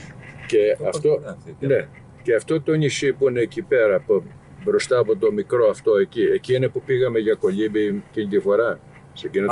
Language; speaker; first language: Greek; early bilingual, heritage; English